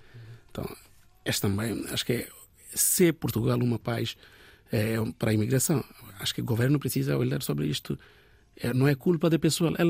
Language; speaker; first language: Portuguese; non-native, learner; Bangla